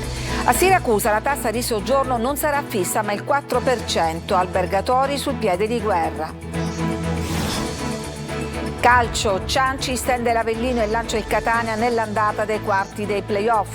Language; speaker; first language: Italian; native; Italian